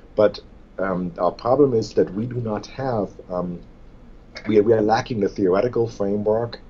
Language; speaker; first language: English; non-native, fluent; German